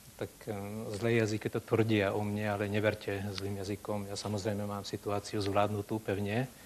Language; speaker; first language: Slovak; non-native, local second language; Hungarian